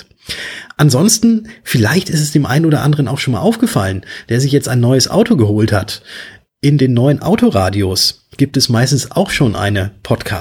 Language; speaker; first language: German; native; German